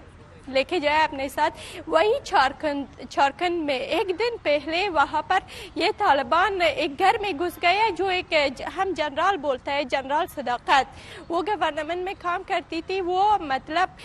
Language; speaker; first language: Hindi; non-native, fluent; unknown